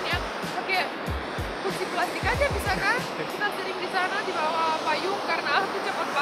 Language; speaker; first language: Indonesian; non-native, fluent; Romanian